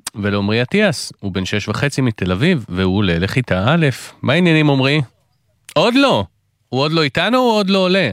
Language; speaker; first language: Hebrew; native; Hebrew